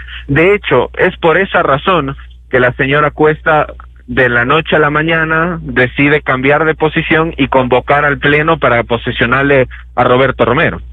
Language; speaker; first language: Spanish; native; Spanish